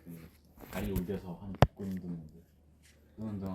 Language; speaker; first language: Korean; native; Korean